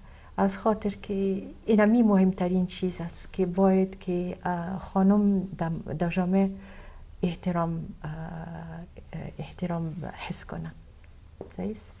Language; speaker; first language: Persian; non-native, fluent; Arabic